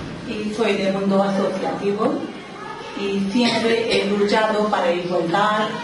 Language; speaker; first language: Spanish; non-native, local second language; Urdu